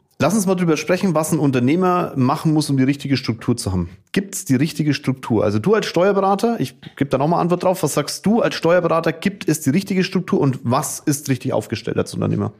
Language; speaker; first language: German; native; German